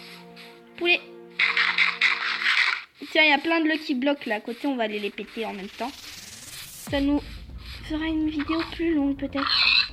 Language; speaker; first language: French; native; French